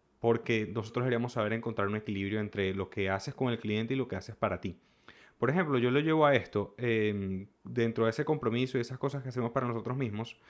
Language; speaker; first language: Spanish; native; Spanish